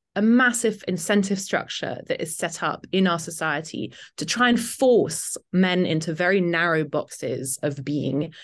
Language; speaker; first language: English; native; English